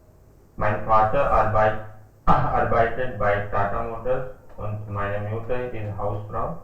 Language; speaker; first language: German; non-native, learner; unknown